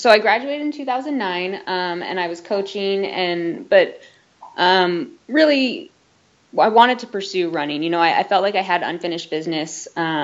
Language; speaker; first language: English; native; English